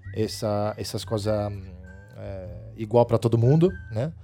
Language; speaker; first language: Portuguese; non-native, fluent; Italian